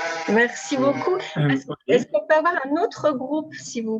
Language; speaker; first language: French; native; French